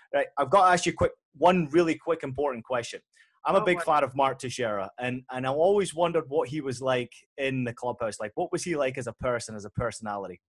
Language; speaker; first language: English; native; English